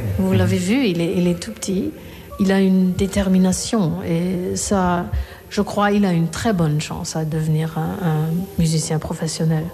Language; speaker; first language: French; non-native, fluent; Korean